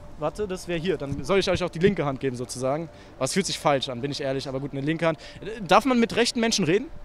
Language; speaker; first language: German; native; German